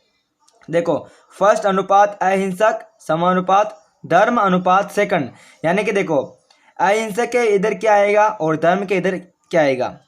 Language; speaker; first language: Hindi; native; Hindi